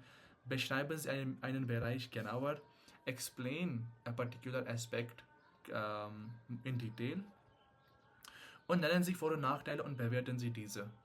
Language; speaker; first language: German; non-native, fluent; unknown